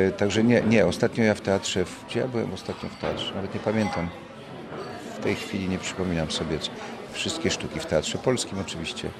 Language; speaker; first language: Polish; native; Polish